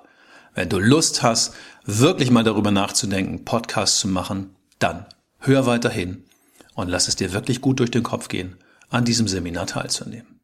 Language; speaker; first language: German; native; German